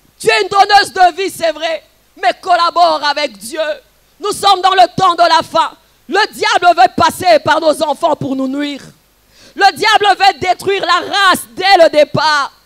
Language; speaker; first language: French; non-native, local second language; Lingala